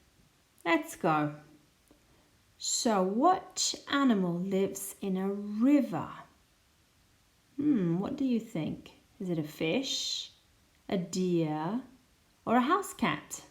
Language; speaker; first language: English; non-native, fluent; Spanish